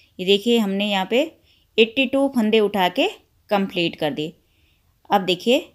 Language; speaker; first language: Hindi; native; Hindi